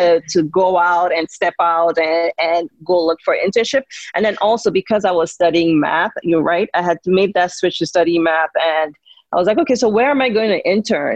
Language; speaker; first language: English; non-native, local second language; Yoruba